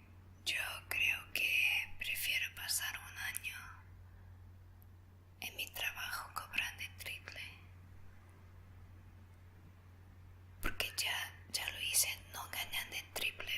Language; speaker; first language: Spanish; non-native, fluent; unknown